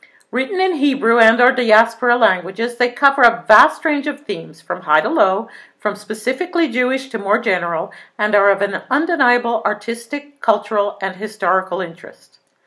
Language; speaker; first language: English; native; English